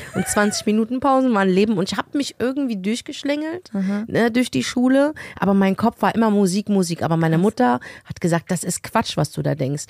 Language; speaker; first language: German; early bilingual, other home language; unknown